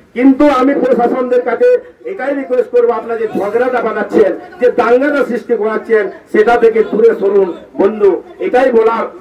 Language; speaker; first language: Bangla; non-native, local second language; Santali